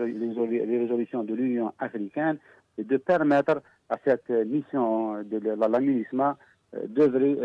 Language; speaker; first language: French; non-native, local second language; Arabic